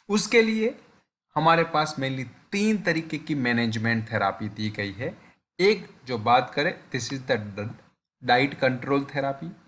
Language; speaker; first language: Hindi; non-native, local second language; Gujarati